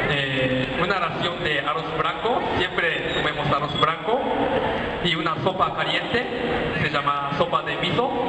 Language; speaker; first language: Spanish; non-native, learner; Japanese